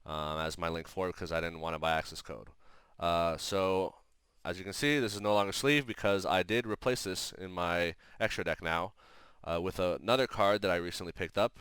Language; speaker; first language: English; native; English